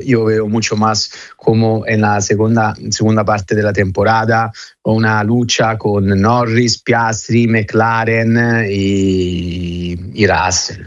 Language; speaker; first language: Spanish; non-native, fluent; Italian